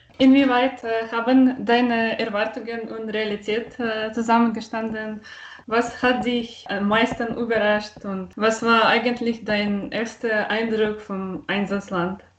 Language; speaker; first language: German; non-native, fluent; Russian